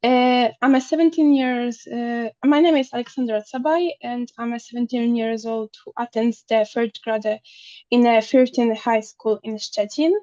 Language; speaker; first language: English; non-native, learner; Polish